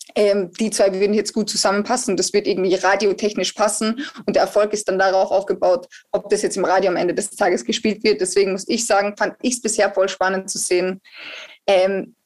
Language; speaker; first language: German; native; German